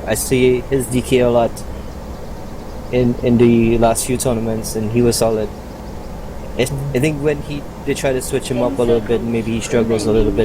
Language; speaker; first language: English; native; English